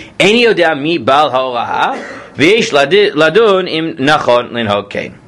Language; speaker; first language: Hebrew; non-native, fluent; English